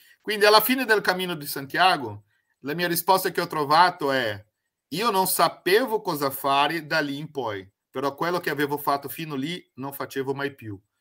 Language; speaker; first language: Italian; non-native, fluent; Portuguese